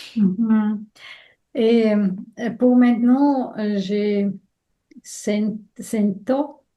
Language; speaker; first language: French; non-native, learner; Russian